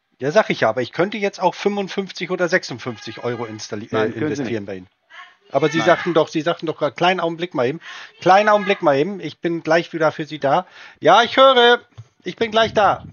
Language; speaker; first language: German; native; German